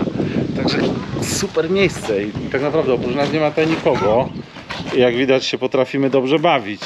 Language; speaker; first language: Polish; native; Polish